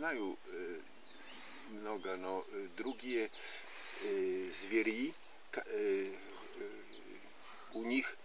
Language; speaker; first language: Russian; non-native, learner; Polish